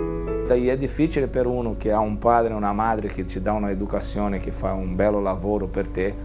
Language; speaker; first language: Italian; non-native, fluent; Portuguese